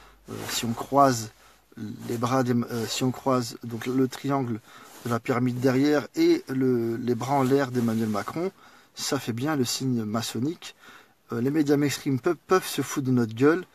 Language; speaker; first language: French; native; French